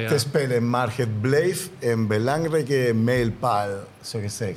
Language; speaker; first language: Dutch; non-native, learner; Spanish